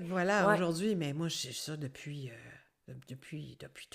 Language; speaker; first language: French; native; French